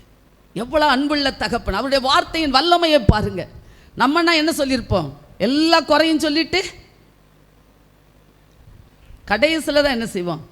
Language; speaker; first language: Tamil; native; Tamil